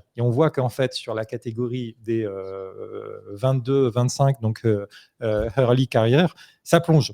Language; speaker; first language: French; native; French